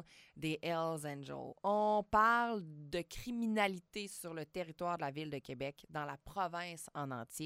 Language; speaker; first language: French; native; French